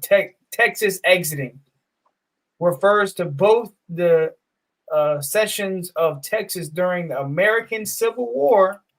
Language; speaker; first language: English; native; English